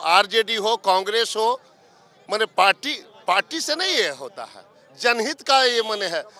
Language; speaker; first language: Hindi; native; Hindi